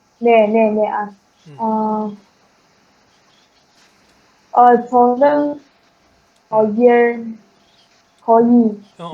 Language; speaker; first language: Korean; non-native, learner; Chinese